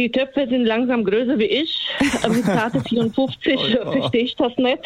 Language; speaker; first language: German; non-native, fluent; Slovak